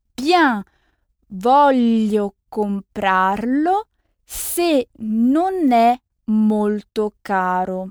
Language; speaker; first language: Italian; non-native, fluent; French